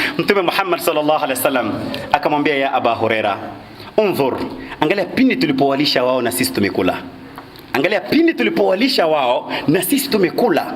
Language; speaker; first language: Swahili; native; Swahili